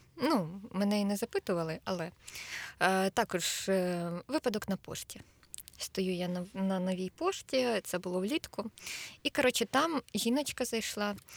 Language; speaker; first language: Ukrainian; native; Ukrainian